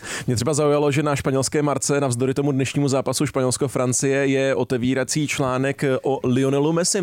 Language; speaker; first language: Czech; native; Czech